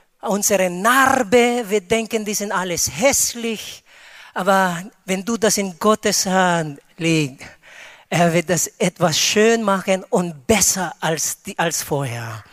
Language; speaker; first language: German; non-native, fluent; Filipino